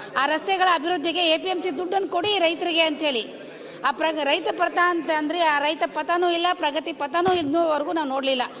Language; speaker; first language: Kannada; native; Kannada